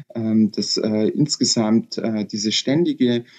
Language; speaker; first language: German; native; German